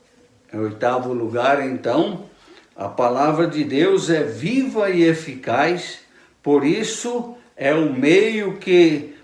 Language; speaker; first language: Portuguese; native; Portuguese